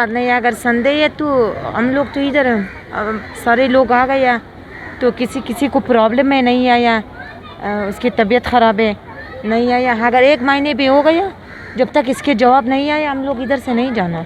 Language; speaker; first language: Hindi; non-native, fluent; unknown